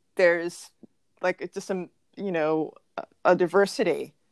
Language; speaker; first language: English; native; English